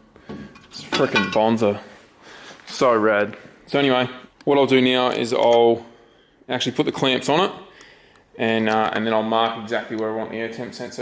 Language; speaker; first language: English; native; English